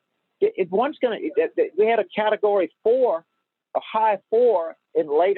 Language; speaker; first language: English; native; English